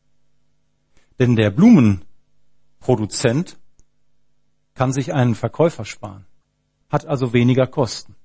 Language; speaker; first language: German; native; German